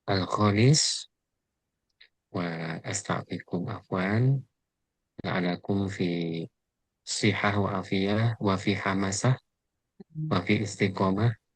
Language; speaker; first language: Arabic; non-native, fluent; Indonesian